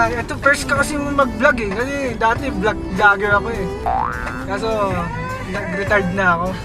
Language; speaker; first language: Filipino; native; Filipino